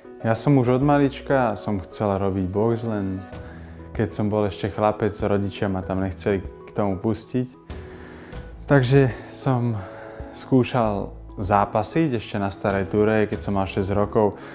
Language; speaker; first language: Slovak; native; Slovak